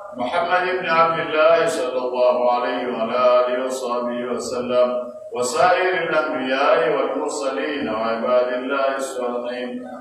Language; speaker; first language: Arabic; non-native, local second language; Ngazidja Comorian